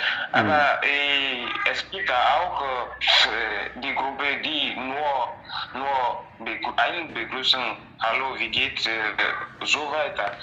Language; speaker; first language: German; non-native, learner; French